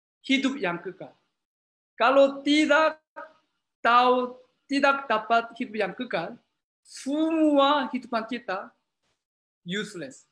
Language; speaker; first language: Indonesian; non-native, learner; Korean